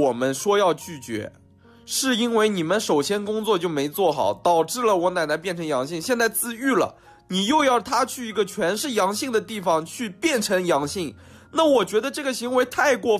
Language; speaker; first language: Chinese; native; Chinese